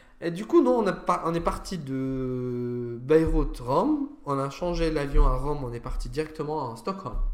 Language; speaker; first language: French; non-native, fluent; Arabic